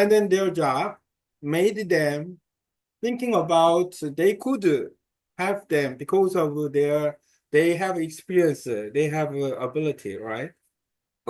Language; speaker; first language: English; non-native, learner; Korean